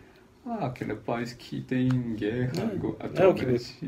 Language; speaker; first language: Portuguese; non-native, fluent; Korean